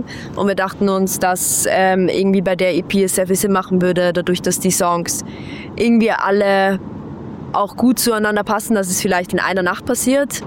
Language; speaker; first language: German; native; German